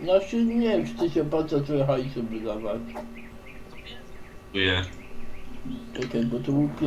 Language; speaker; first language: Polish; native; Polish